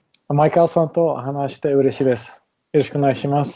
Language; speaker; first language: Japanese; non-native, learner; English